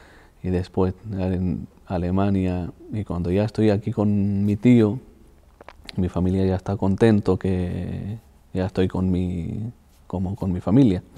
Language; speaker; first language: Spanish; non-native, fluent; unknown